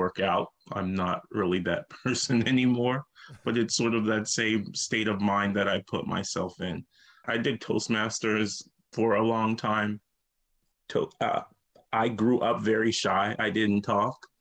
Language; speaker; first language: English; native; English